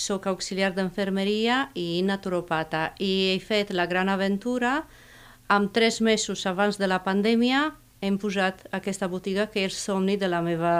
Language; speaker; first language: Catalan; non-native, fluent; Romanian